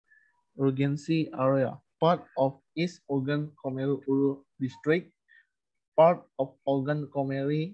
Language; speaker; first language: English; non-native, learner; Indonesian